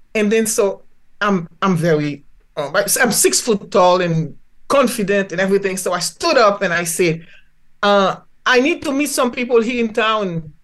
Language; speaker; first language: English; non-native, fluent; Haitian Creole